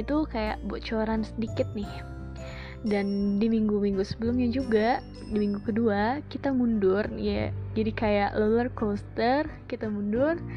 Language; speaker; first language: Indonesian; native; Indonesian